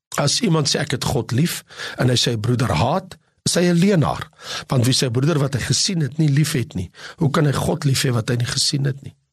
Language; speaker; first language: Afrikaans; native; Afrikaans